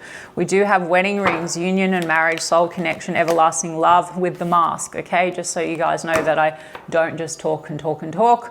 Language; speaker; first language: English; native; English